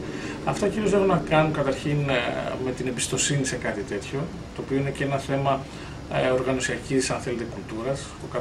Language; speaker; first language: Greek; native; Greek